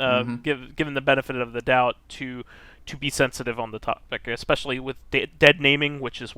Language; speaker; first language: English; native; English